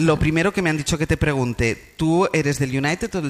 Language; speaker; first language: Spanish; native; Spanish